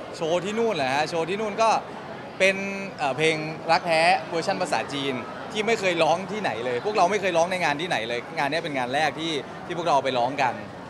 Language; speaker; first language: Thai; native; Thai